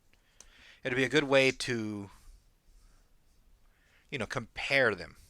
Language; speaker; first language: English; native; English